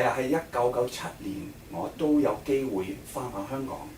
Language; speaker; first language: Cantonese; non-native, fluent; English